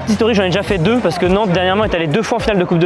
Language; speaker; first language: French; native; French